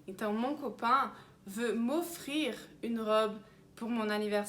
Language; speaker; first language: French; early bilingual, heritage; Portuguese